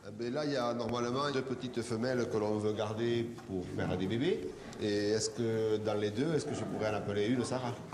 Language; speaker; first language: French; native; French